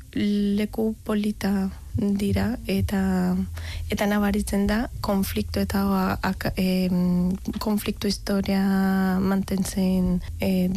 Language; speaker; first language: Basque; non-native, fluent; Spanish